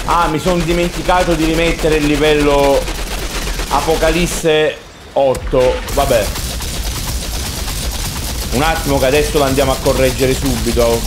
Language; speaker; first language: Italian; native; Italian